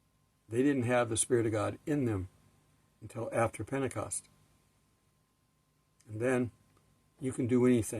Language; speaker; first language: English; native; English